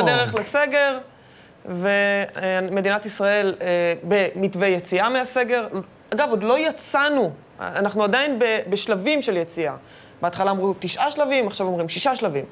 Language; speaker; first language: Hebrew; native; Hebrew